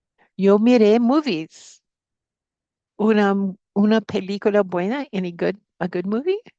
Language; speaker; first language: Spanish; non-native, fluent; English